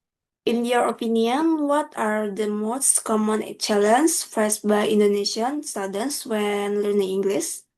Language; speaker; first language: English; non-native, learner; Indonesian